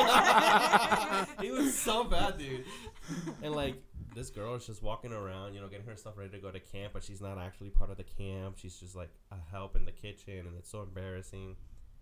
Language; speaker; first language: English; non-native, fluent; Spanish